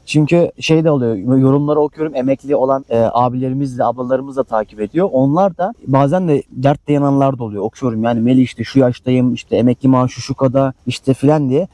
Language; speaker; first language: Turkish; native; Turkish